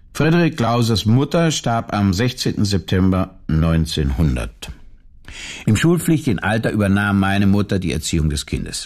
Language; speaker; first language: German; native; German